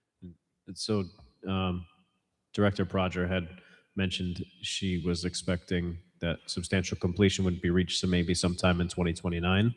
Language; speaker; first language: English; native; English